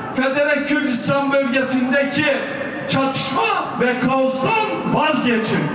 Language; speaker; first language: Turkish; non-native, local second language; Kurdish